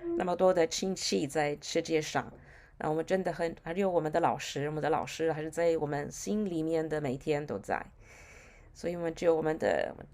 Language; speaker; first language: Chinese; non-native, fluent; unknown